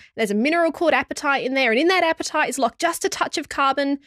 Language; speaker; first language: English; native; English